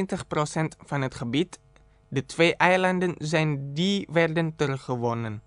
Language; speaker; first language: Dutch; non-native, fluent; Indonesian